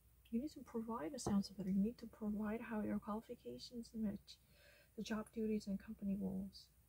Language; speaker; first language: English; non-native, learner; Korean